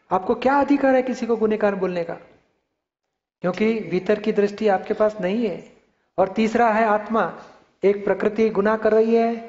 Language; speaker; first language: Hindi; non-native, local second language; Gujarati